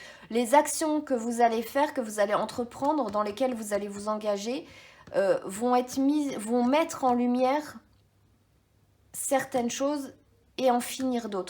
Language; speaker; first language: French; native; French